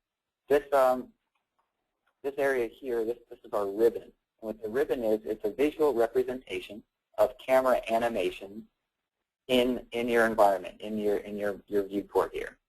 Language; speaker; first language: English; native; English